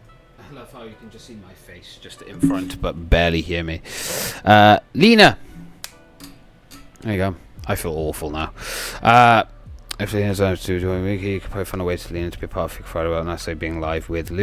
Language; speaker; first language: English; native; English